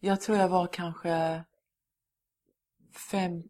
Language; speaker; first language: Swedish; early bilingual, other home language; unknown